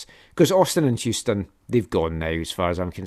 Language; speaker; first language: English; native; English